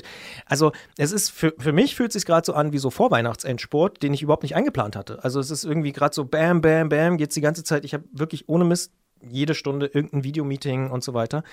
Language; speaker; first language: German; native; German